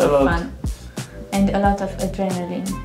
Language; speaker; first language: English; non-native, learner; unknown